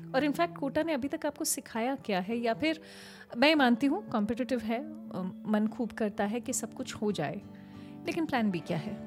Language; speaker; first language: Hindi; native; Hindi